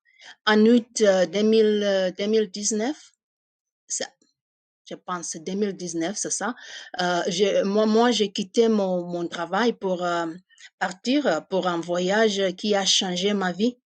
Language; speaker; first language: French; non-native, fluent; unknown